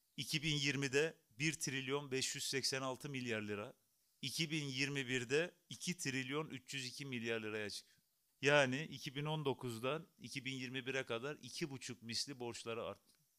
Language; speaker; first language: Turkish; native; Turkish